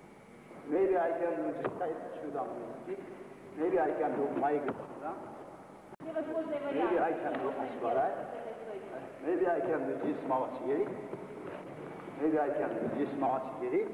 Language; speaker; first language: English; non-native, learner; Japanese